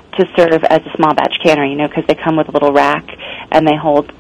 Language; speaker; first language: English; native; English